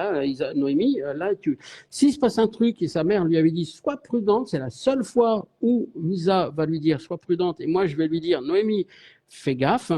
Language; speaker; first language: French; native; French